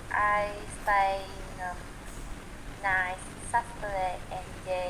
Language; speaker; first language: English; non-native, learner; Vietnamese